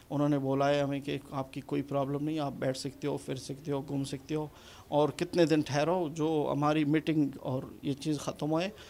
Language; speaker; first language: Urdu; non-native, fluent; Punjabi